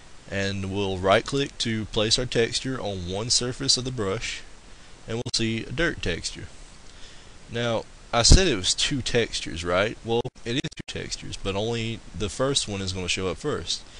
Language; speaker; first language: English; native; English